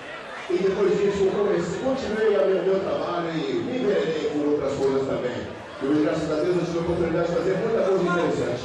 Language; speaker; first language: Portuguese; native; Portuguese